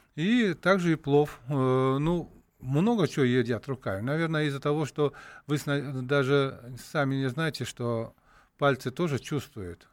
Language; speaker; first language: Russian; non-native, local second language; Uzbek